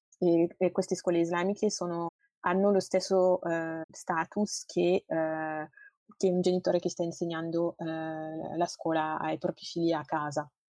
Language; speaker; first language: Italian; non-native, fluent; French